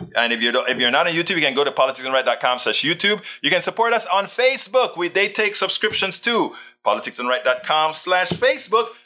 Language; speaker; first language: English; non-native, fluent; Spanish